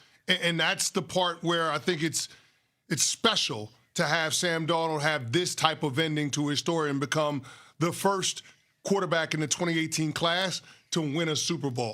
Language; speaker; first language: English; native; English